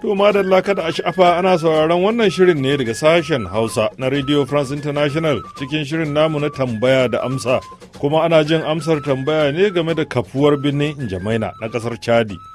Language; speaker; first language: Hausa; native; Hausa